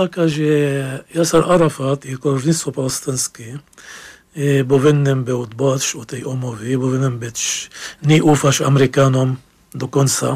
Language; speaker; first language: Polish; non-native, fluent; Arabic